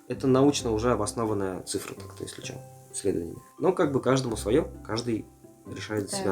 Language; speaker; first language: Russian; native; Russian